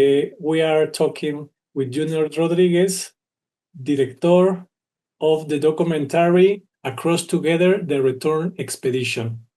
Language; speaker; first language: English; non-native, learner; Spanish